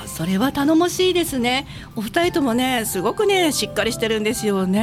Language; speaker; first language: Japanese; native; Japanese